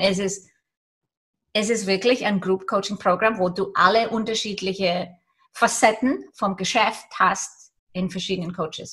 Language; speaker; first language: German; non-native, fluent; Icelandic